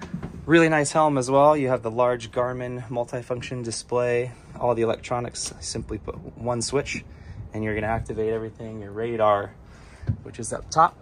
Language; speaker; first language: English; native; English